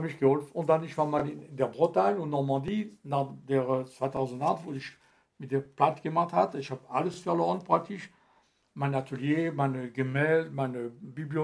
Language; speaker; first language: German; non-native, fluent; French